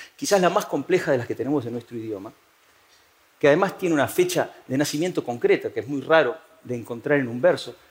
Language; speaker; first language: Spanish; native; Spanish